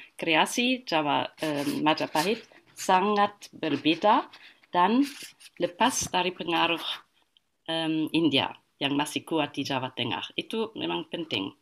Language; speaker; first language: Indonesian; non-native, fluent; German